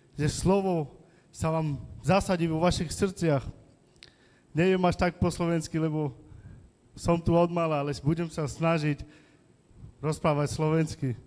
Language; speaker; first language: Slovak; non-native, local second language; Romany